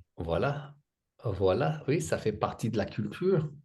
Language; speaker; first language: French; native; French